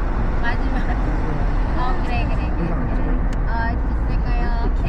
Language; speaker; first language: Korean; non-native, learner; Filipino